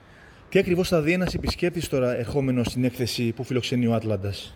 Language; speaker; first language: Greek; native; Greek